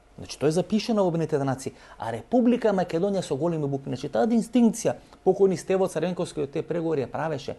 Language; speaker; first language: Macedonian; native; Macedonian